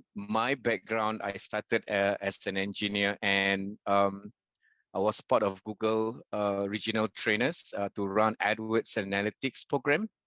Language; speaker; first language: English; non-native, local second language; Malay